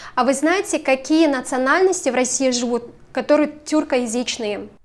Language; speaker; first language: Russian; non-native, local second language; Kazakh